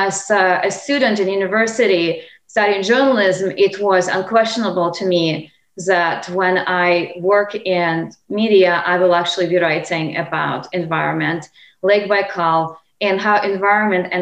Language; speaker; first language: English; non-native, fluent; Russian